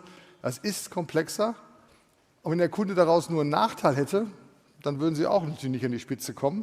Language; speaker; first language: German; native; German